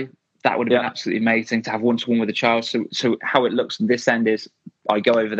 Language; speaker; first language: English; native; English